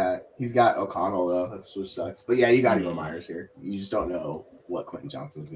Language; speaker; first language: English; native; English